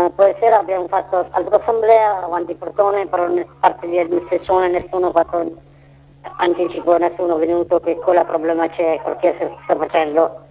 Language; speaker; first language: Italian; non-native, learner; Bangla